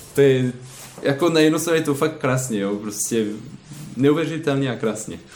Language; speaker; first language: Czech; non-native, learner; French